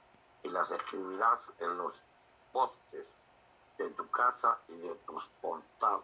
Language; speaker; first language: Spanish; native; Spanish